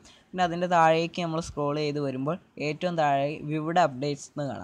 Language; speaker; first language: Malayalam; native; Malayalam